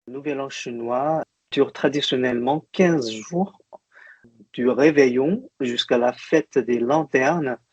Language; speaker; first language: French; non-native, fluent; Chinese